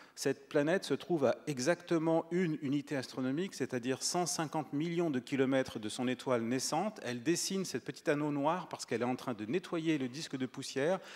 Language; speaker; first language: French; native; French